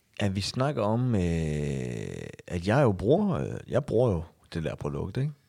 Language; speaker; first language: Danish; native; Danish